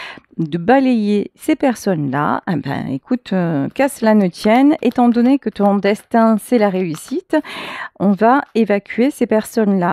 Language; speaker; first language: French; native; French